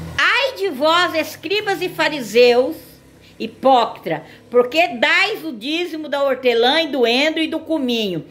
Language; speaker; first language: Portuguese; native; Portuguese